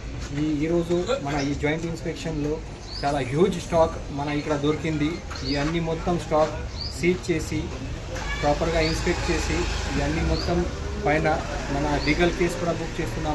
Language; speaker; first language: Telugu; non-native, local second language; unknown